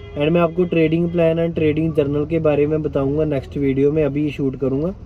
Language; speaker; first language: Hindi; non-native, local second language; Punjabi